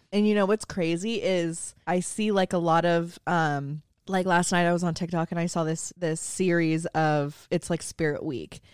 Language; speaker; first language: English; native; English